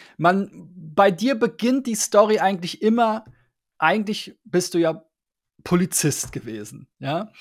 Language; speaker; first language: German; native; German